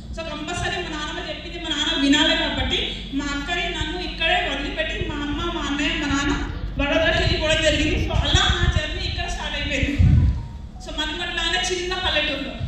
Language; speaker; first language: Telugu; early bilingual, other home language; Hindi